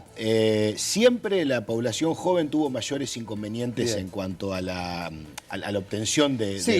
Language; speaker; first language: Spanish; native; Spanish